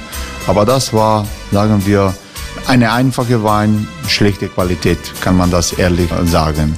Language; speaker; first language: German; non-native, learner; Croatian